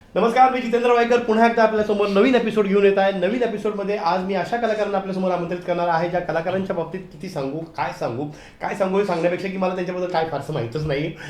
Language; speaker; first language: Marathi; native; Marathi